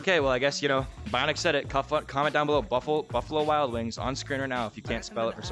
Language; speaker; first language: English; native; English